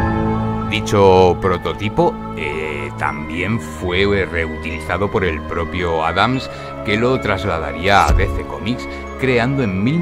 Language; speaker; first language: Spanish; native; Spanish